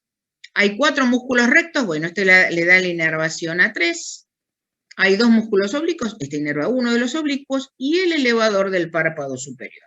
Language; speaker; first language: Spanish; native; Spanish